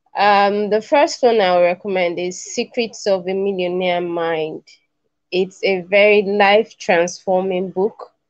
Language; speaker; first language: English; non-native, local second language; Igbo